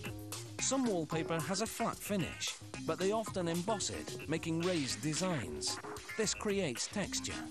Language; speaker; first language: English; native; English